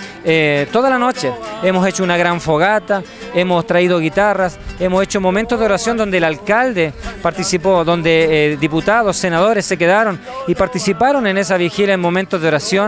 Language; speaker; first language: Spanish; native; Spanish